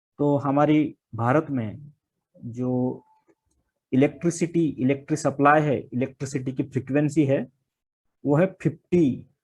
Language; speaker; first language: Hindi; non-native, local second language; Marathi